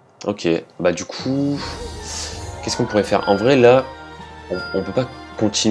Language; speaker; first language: French; native; French